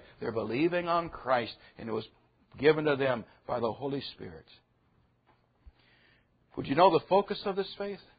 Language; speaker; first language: English; native; English